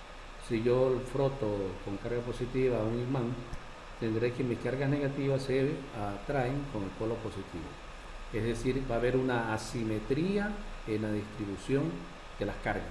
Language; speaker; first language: Spanish; native; Spanish